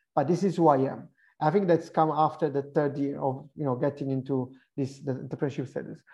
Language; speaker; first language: English; non-native, fluent; Italian